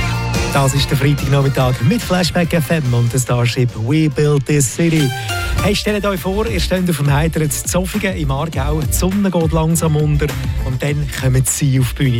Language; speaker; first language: German; native; German